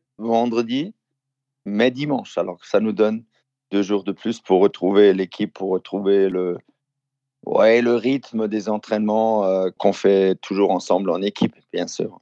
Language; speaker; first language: French; non-native, fluent; German